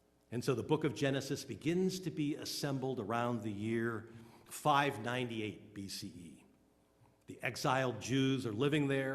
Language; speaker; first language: English; native; English